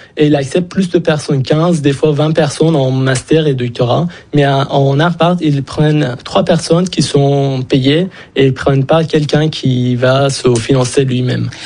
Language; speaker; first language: French; non-native, fluent; Persian